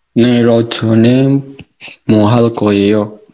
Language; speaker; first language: Korean; non-native, learner; Indonesian